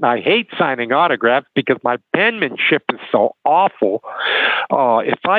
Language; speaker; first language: English; native; English